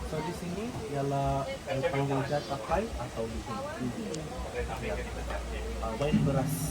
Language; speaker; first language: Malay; non-native, local second language; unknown